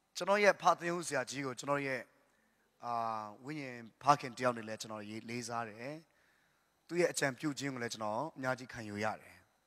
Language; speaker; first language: Burmese; non-native, local second language; Tedim Chin